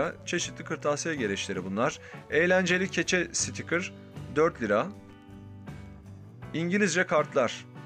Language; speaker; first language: Turkish; native; Turkish